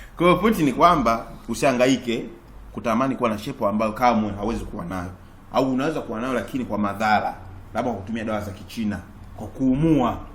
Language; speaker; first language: Swahili; native; Swahili